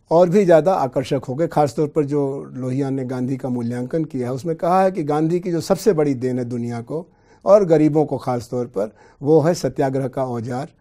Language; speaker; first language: Hindi; native; Hindi